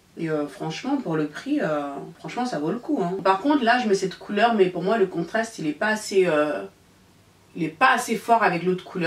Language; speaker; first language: French; native; French